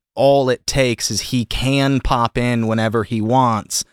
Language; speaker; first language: English; native; English